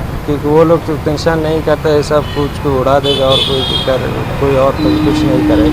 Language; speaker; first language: Hindi; non-native, learner; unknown